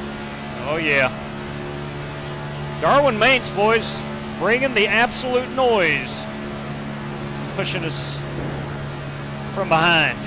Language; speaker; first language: English; native; English